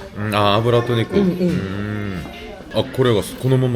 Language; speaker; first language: Japanese; non-native, fluent; Korean